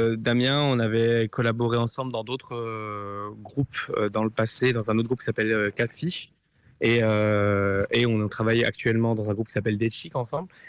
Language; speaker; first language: French; early bilingual, other home language; Turkish